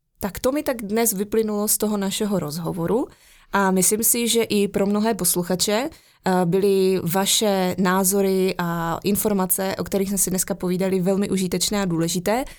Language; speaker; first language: Czech; native; Czech